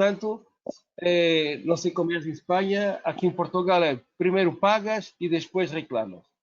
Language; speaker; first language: Spanish; non-native, learner; Portuguese